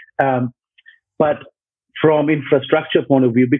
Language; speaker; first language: English; non-native, local second language; Punjabi